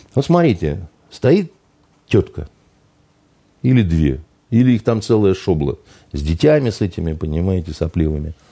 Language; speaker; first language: Russian; native; Russian